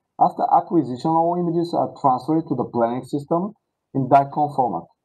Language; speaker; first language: English; non-native, fluent; Bulgarian